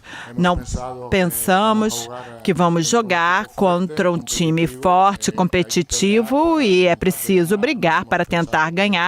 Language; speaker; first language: Portuguese; non-native, fluent; Italian